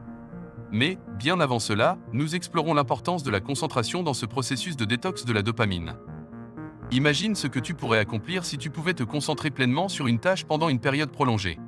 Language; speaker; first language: French; native; French